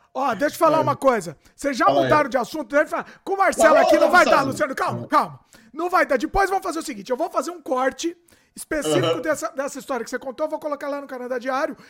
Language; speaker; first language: Portuguese; native; Portuguese